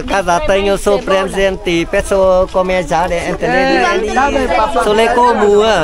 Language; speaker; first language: Portuguese; non-native, learner; Vietnamese